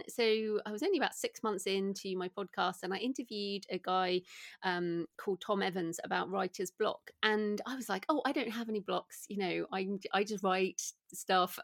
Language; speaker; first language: English; native; English